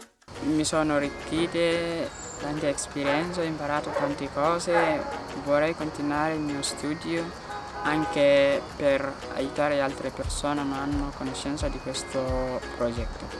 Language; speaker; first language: Italian; non-native, learner; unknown